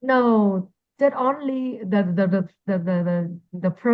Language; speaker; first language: English; non-native, learner; Vietnamese